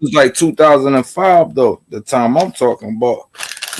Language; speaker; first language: English; native; English